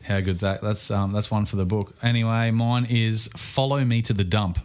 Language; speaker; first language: English; native; English